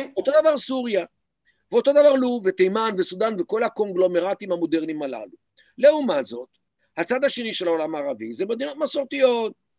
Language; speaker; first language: Hebrew; native; Hebrew